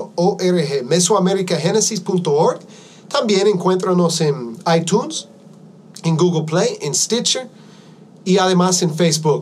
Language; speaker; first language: Spanish; non-native, fluent; English